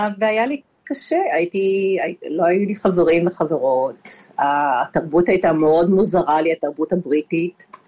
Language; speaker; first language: Hebrew; early bilingual, other home language; Polish